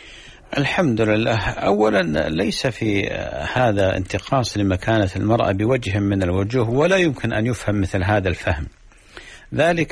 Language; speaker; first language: Arabic; native; Arabic